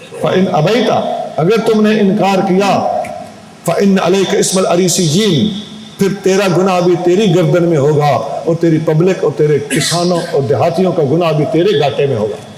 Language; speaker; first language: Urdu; non-native, local second language; Punjabi